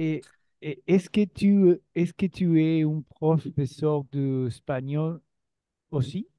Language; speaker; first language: French; non-native, learner; Spanish